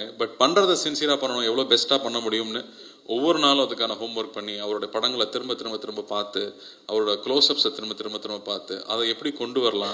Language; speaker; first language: Tamil; native; Tamil